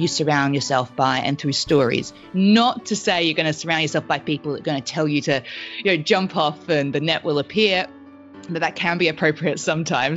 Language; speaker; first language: English; non-native, local second language; French